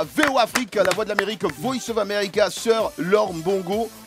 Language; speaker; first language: French; native; French